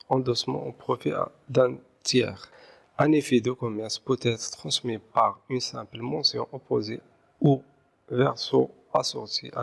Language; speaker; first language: French; non-native, local second language; Arabic